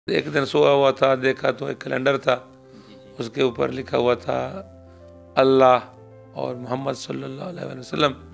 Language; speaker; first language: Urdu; non-native, local second language; Saraiki